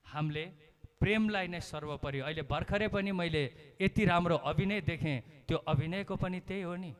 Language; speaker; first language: Nepali; native; Nepali